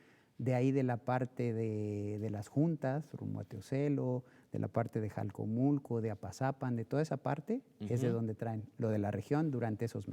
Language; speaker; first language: Spanish; native; Spanish